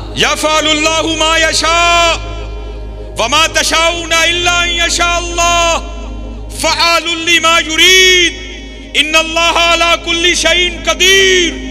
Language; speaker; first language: Urdu; non-native, local second language; Punjabi